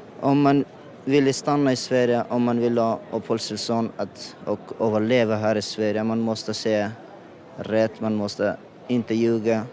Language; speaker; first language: Swedish; non-native, learner; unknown